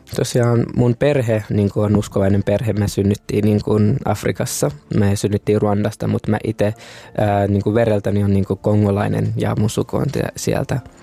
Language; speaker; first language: Finnish; early bilingual, other home language; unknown